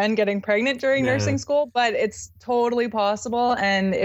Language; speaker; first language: English; native; English